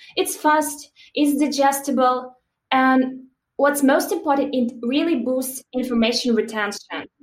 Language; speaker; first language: English; non-native, fluent; Russian